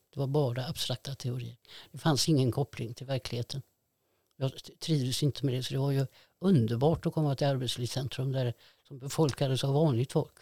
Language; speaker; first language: Swedish; native; Swedish